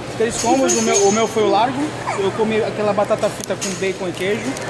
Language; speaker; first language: Portuguese; native; Portuguese